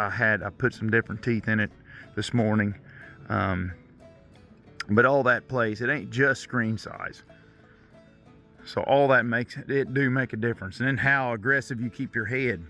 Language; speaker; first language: English; native; English